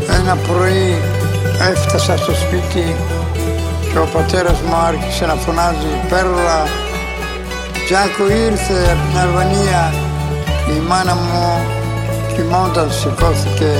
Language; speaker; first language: Greek; non-native, local second language; Ladino